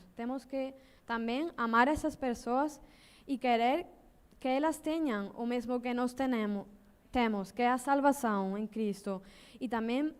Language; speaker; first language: Portuguese; non-native, learner; Spanish